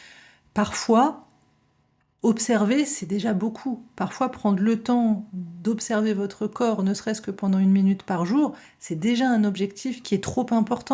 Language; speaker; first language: French; native; French